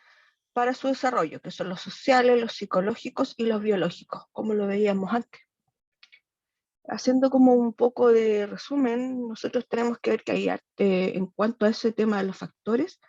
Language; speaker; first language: Spanish; native; Spanish